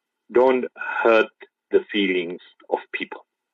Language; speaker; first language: English; native; English